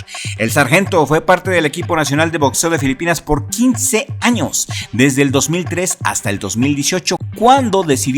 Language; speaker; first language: Spanish; native; Spanish